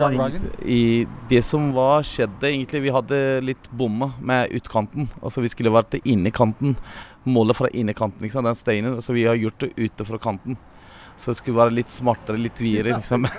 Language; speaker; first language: Norwegian; non-native, learner; Turkish